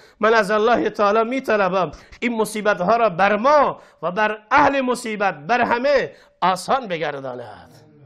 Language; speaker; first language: Persian; non-native, local second language; Baluchi